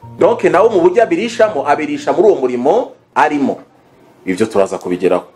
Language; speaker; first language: Kinyarwanda; early bilingual, heritage; Kinyarwanda